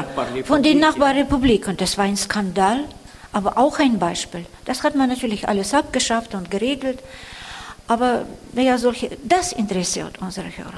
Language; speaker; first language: German; non-native, fluent; Russian